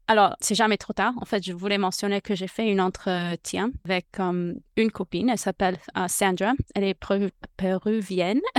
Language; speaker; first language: French; non-native, fluent; English